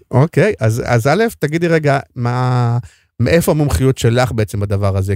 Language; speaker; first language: Hebrew; native; Hebrew